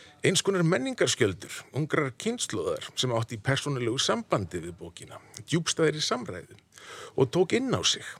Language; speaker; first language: Icelandic; native; Icelandic